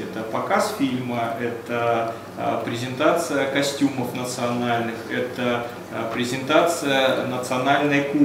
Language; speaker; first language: Russian; native; Russian